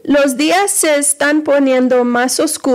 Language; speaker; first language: Spanish; early bilingual, heritage; Spanish